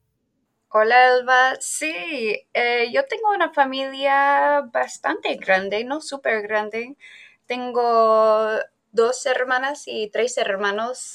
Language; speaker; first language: Spanish; non-native, fluent; English